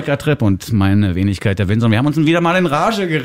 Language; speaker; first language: German; native; German